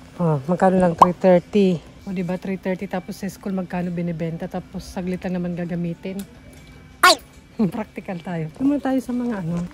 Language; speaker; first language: Filipino; native; Filipino